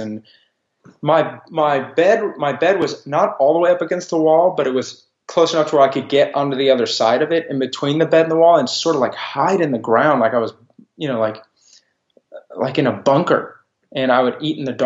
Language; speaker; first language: English; native; English